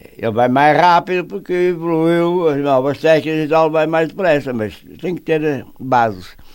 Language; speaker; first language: Portuguese; native; Portuguese